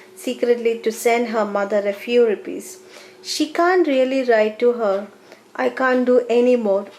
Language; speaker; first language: English; non-native, local second language; Malayalam